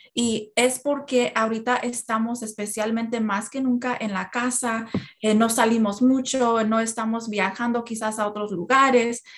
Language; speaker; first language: Spanish; early bilingual, heritage; Spanish